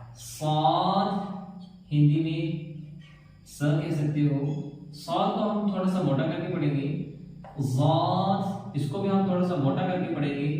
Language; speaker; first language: Hindi; native; Hindi